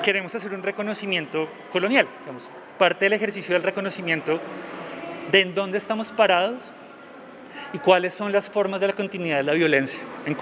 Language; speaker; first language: Spanish; native; Spanish